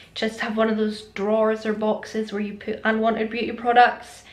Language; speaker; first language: English; native; English